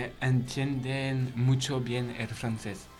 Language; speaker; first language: Spanish; non-native, learner; French